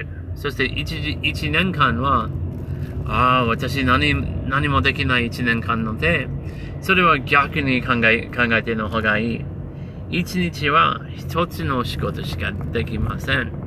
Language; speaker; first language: Japanese; non-native, learner; English